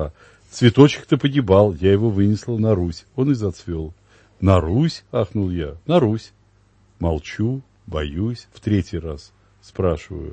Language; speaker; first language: Russian; native; Russian